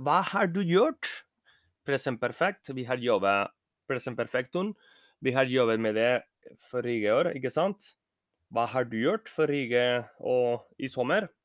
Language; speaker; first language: Norwegian; non-native, fluent; Spanish